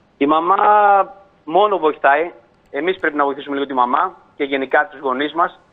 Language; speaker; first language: Greek; early bilingual, heritage; Greek